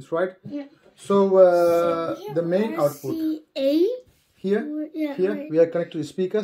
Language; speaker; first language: English; non-native, learner; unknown